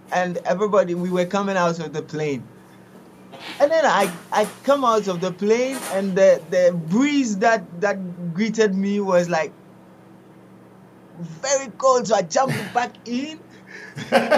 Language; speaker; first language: English; non-native, local second language; Akan